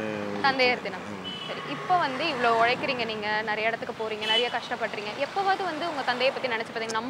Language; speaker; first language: Tamil; native; Tamil